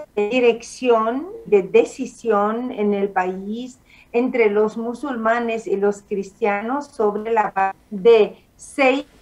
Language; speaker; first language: Spanish; non-native, fluent; Arabic